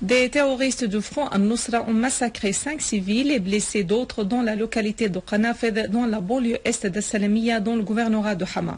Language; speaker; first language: French; non-native, fluent; Arabic